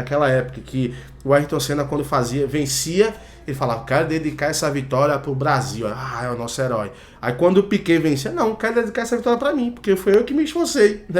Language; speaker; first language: Portuguese; native; Portuguese